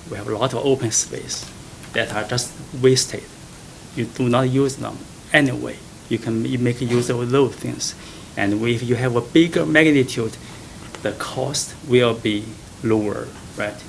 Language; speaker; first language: English; non-native, fluent; Chinese